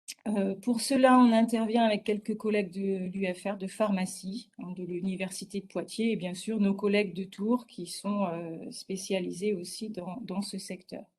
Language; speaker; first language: French; native; French